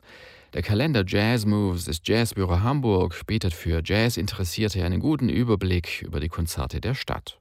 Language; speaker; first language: German; native; German